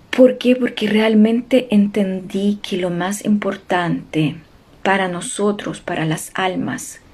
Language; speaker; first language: Spanish; non-native, fluent; Ukrainian